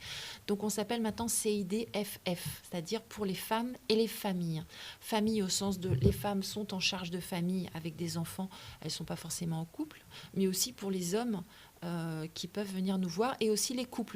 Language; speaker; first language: French; native; French